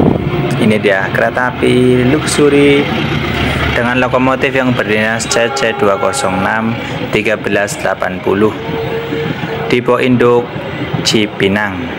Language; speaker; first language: Indonesian; native; Indonesian